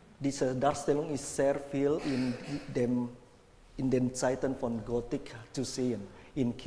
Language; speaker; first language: German; non-native, fluent; Indonesian